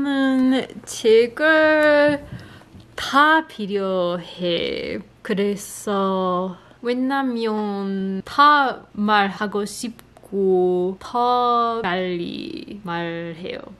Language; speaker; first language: Korean; non-native, learner; English